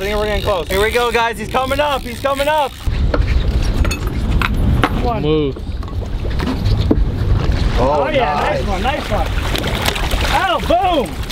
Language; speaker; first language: English; native; English